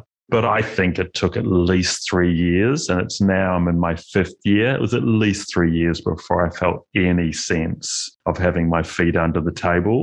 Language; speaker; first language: English; native; English